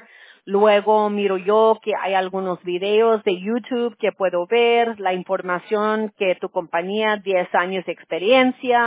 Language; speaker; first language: Spanish; early bilingual, heritage; Spanish